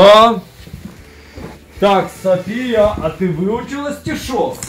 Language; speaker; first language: Russian; native; Russian